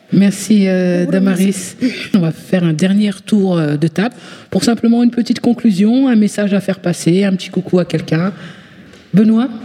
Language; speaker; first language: French; native; French